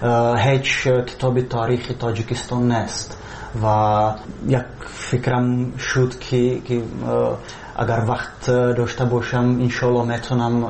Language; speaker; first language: Persian; non-native, learner; Czech